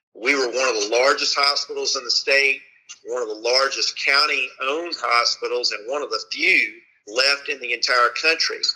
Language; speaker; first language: English; native; English